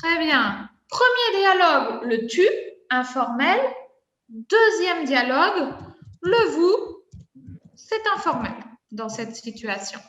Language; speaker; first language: French; non-native, fluent; Spanish